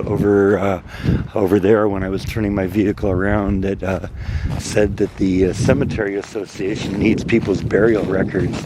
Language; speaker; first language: English; native; English